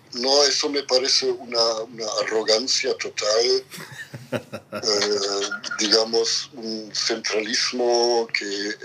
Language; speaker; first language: Spanish; non-native, fluent; German